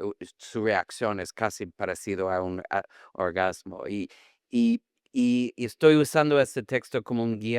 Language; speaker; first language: Spanish; non-native, fluent; English